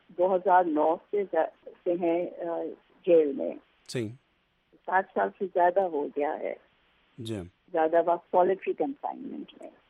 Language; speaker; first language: Urdu; native; Urdu